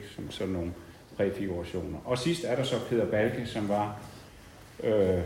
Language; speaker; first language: Danish; native; Danish